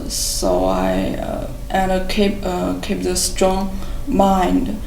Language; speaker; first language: English; non-native, learner; Chinese